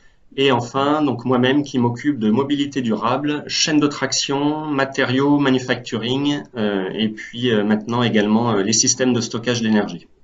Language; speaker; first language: French; native; French